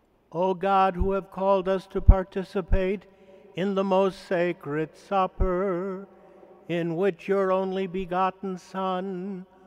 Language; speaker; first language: English; native; English